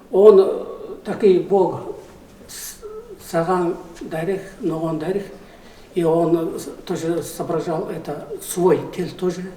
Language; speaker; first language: Russian; non-native, learner; Mongolian